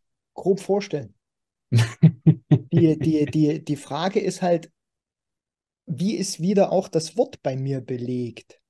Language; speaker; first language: German; native; German